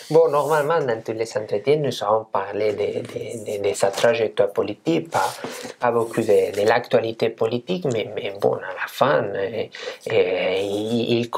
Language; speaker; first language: French; non-native, fluent; Spanish